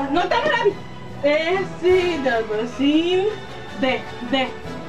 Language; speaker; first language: Spanish; native; Spanish